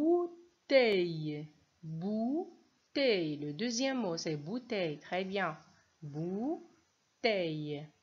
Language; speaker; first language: French; non-native, local second language; Arabic